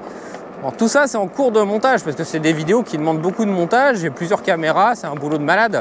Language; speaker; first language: French; native; French